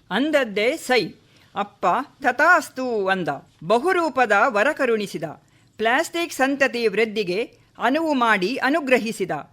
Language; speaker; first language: Kannada; native; Kannada